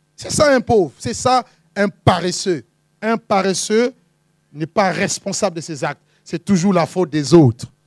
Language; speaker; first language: French; non-native, local second language; Lingala